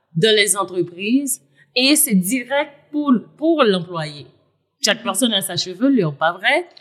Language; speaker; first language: French; native; French